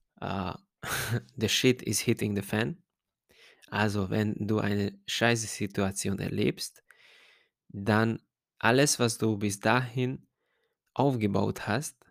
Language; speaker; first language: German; non-native, fluent; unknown